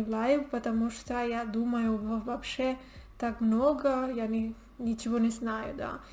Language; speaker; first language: Russian; non-native, learner; Spanish